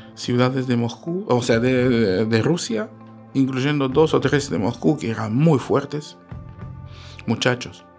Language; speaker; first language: Spanish; non-native, fluent; Russian